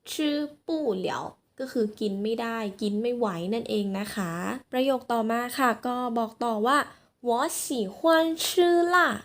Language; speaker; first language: Thai; native; Thai